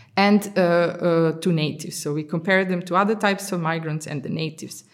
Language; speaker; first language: English; non-native, fluent; Serbian